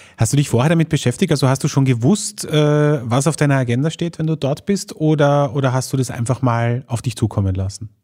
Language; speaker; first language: German; native; German